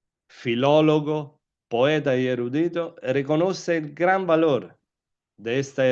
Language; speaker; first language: Spanish; non-native, fluent; Italian